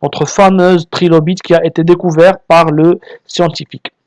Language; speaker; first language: French; non-native, local second language; Arabic